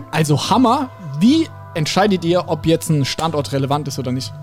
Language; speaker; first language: German; native; German